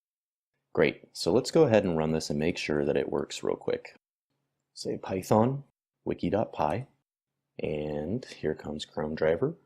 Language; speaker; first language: English; native; English